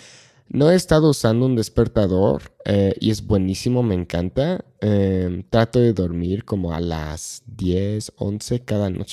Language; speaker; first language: Spanish; non-native, fluent; English